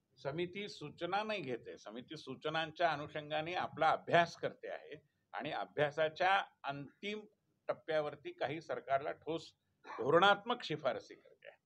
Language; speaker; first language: Marathi; native; Marathi